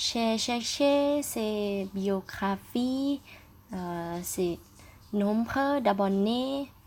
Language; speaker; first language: French; non-native, fluent; Thai